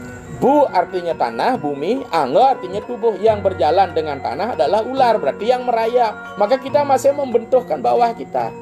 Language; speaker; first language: Indonesian; non-native, local second language; Balinese